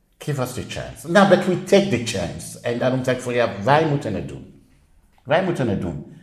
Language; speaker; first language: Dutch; non-native, fluent; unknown